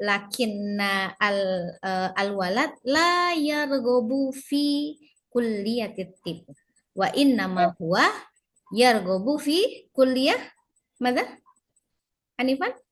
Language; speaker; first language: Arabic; non-native, fluent; Indonesian